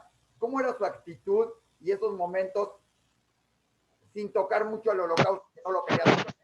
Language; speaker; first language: Spanish; native; Spanish